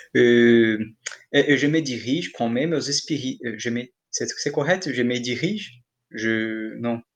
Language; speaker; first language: French; non-native, fluent; Portuguese